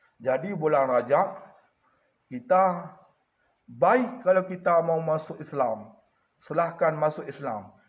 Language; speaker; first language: Malay; non-native, local second language; Achinese